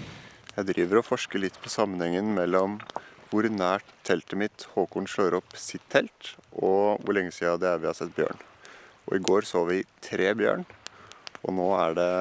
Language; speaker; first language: Norwegian; native; Norwegian